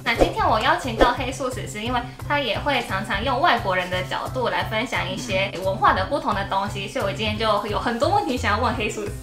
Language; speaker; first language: Chinese; non-native, fluent; Japanese